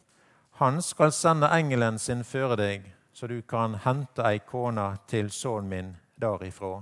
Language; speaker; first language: Norwegian; native; Norwegian